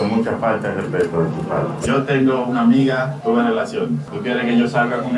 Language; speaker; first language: Spanish; native; Spanish